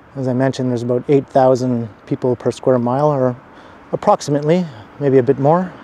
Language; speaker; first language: English; native; English